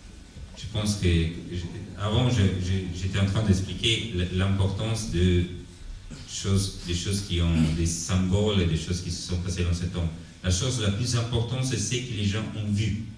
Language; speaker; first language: French; non-native, fluent; Italian